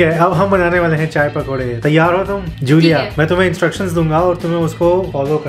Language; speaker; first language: Hindi; native; Hindi